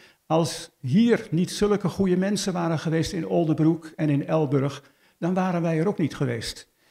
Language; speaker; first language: Dutch; native; Dutch